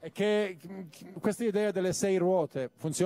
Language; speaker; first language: Italian; non-native, fluent; English